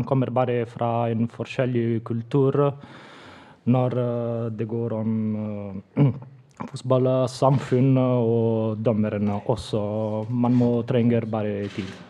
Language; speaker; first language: Norwegian; non-native, fluent; Italian